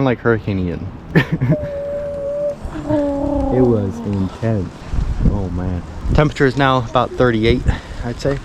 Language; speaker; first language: English; native; English